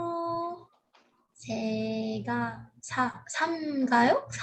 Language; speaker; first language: Korean; non-native, learner; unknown